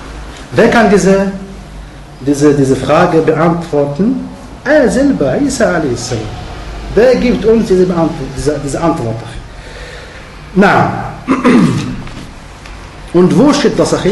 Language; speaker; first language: German; non-native, fluent; Arabic